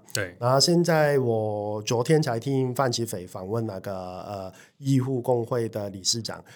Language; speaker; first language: Chinese; non-native, local second language; Cantonese